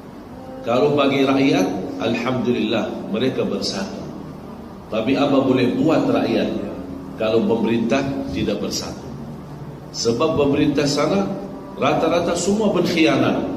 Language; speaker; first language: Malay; non-native, fluent; Arabic